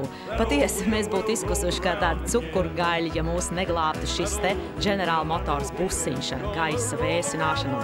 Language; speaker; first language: Latvian; native; Latvian